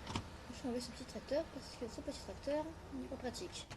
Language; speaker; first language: French; native; French